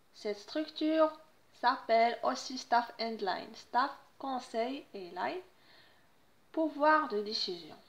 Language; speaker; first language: French; non-native, local second language; Arabic